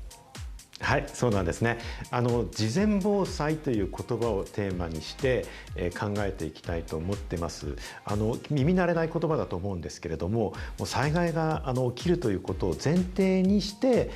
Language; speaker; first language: Japanese; native; Japanese